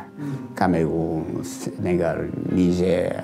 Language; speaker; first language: French; non-native, learner; Japanese